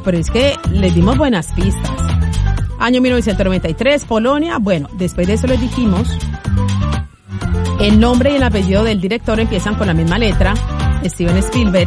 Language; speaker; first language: Spanish; native; Spanish